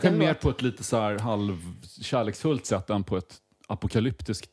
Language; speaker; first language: Swedish; native; Swedish